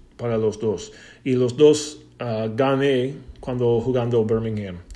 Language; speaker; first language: Spanish; non-native, learner; English